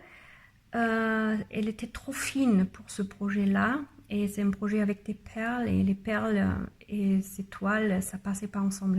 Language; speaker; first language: French; non-native, learner; German